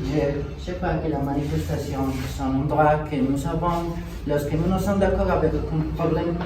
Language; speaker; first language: French; non-native, learner; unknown